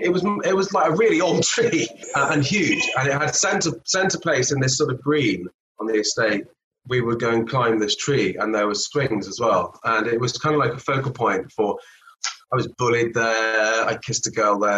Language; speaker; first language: English; native; English